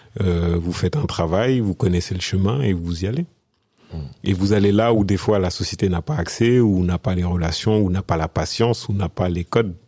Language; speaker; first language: French; early bilingual, other home language; Wolof